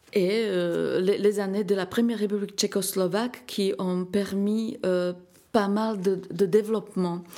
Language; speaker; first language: French; non-native, fluent; Slovak